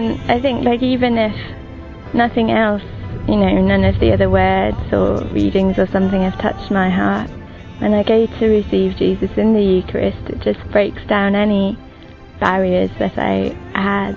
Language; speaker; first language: English; native; English